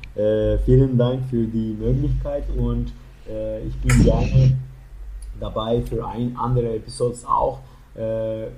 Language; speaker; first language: German; non-native, fluent; Turkish